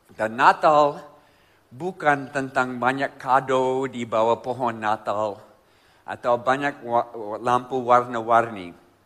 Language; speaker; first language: Indonesian; non-native, fluent; English